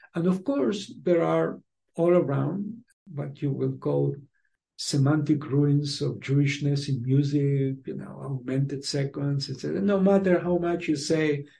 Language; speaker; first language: English; non-native, fluent; Spanish